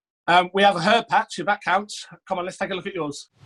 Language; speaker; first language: English; native; English